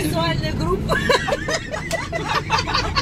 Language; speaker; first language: Russian; native; Russian